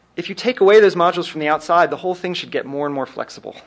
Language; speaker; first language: English; native; English